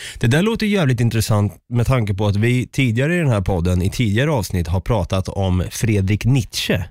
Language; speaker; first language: Swedish; native; Swedish